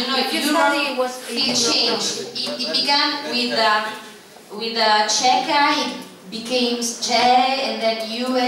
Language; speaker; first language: English; non-native, fluent; Italian